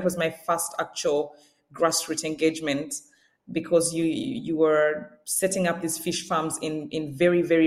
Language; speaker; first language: English; non-native, local second language; Ganda